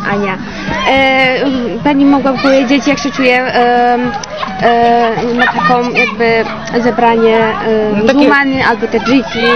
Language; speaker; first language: Polish; non-native, learner; Tajik